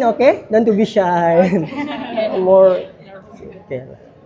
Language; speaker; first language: English; non-native, learner; Indonesian